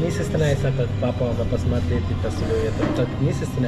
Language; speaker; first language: Russian; non-native, learner; Hindi